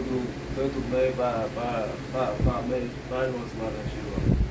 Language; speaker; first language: Portuguese; non-native, learner; Haitian Creole